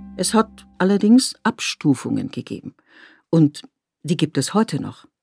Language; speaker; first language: German; native; German